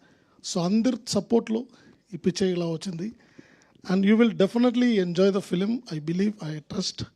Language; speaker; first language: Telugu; non-native, learner; Tamil